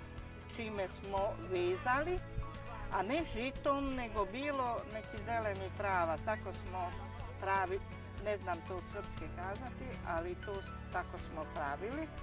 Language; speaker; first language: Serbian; non-native, local second language; Hungarian